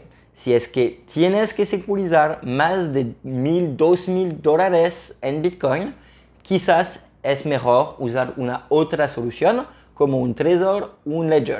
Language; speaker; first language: Spanish; non-native, fluent; French